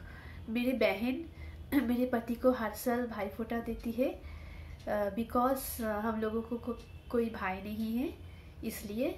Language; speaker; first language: Hindi; non-native, local second language; Bangla